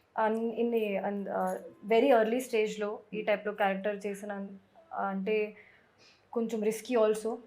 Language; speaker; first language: Telugu; non-native, local second language; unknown